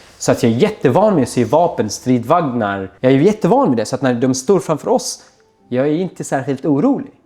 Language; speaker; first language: Swedish; non-native, fluent; Arabic